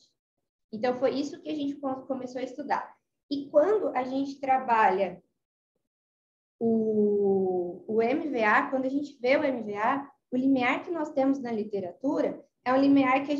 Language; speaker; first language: Portuguese; native; Portuguese